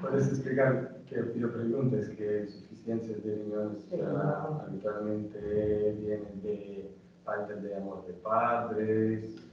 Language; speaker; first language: Spanish; non-native, learner; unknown